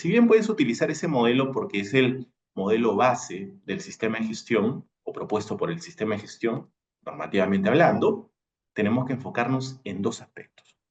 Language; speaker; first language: Spanish; native; Spanish